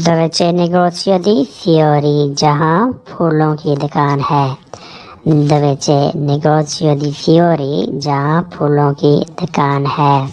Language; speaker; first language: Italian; non-native, fluent; Urdu